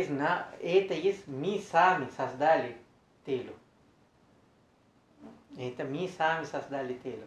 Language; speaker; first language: Russian; non-native, learner; Sinhala